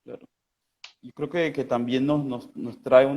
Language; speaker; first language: Spanish; native; Spanish